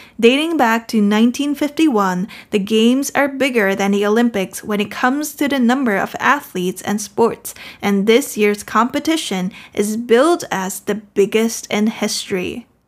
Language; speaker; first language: English; non-native, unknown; Chinese